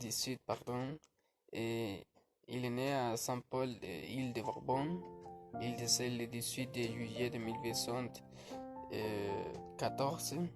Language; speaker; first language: French; non-native, learner; Spanish